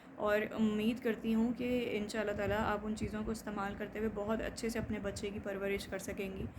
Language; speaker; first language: Urdu; native; Urdu